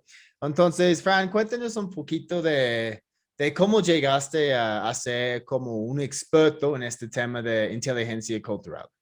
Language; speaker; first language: Spanish; non-native, fluent; English